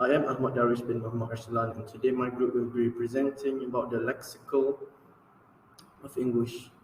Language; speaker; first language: English; non-native, local second language; Malay